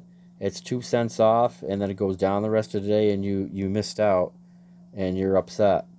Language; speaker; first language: English; native; English